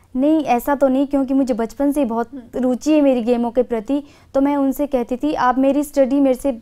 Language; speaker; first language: Hindi; native; Hindi